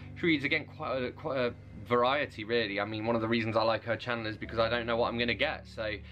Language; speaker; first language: English; native; English